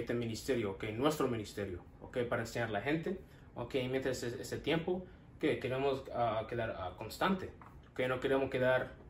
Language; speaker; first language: Spanish; non-native, learner; English